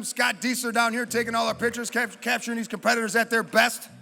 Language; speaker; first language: English; native; English